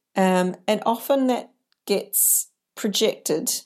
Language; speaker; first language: English; native; English